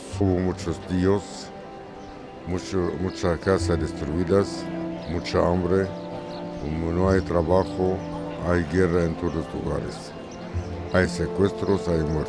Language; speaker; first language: Spanish; non-native, learner; Arabic